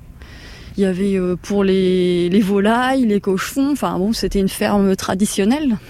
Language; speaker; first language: French; native; French